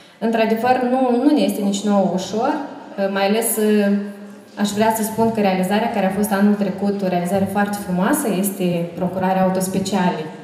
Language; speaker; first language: Romanian; native; Romanian